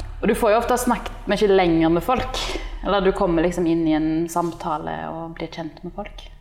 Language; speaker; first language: Norwegian; native; Norwegian